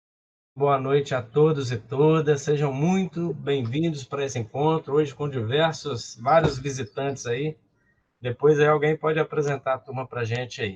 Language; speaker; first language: Portuguese; native; Portuguese